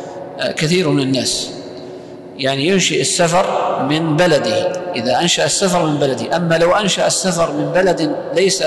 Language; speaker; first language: Arabic; native; Arabic